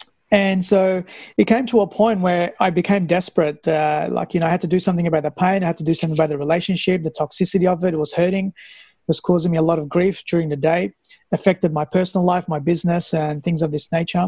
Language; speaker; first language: English; early bilingual, other home language; Persian